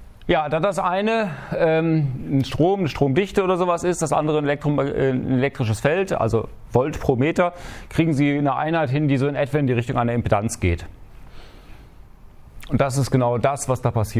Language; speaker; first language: German; native; German